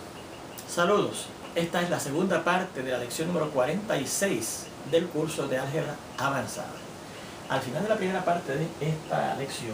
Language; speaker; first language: Spanish; native; Spanish